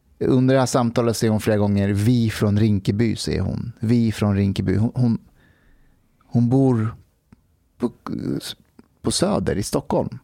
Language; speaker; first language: Swedish; early bilingual, other home language; Persian